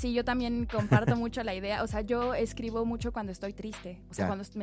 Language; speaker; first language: Spanish; native; Spanish